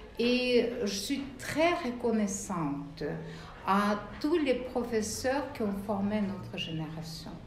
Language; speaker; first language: French; non-native, fluent; Russian